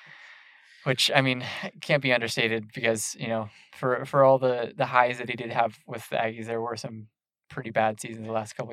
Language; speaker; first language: English; native; English